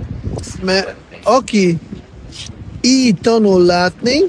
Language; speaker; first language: Hungarian; non-native, fluent; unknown